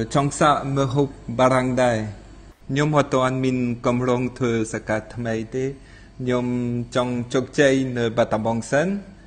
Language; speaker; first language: Khmer; non-native, fluent; French